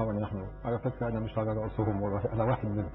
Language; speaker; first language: Arabic; native; Arabic